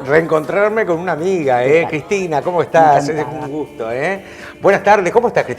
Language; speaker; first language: Spanish; native; Spanish